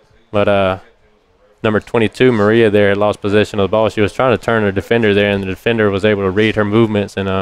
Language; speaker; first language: English; early bilingual, other home language; Spanish